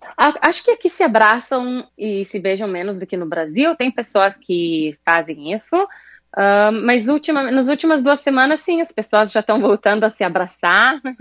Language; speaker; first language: Portuguese; early bilingual, heritage; Portuguese